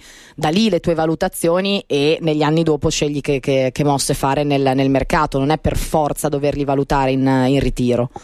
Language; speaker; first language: Italian; native; Italian